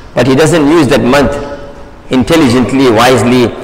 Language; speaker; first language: English; native; English